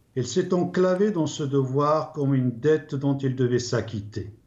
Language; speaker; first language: French; non-native, local second language; Arabic